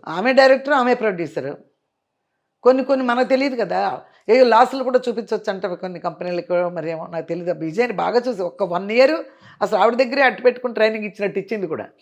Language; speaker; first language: Telugu; native; Telugu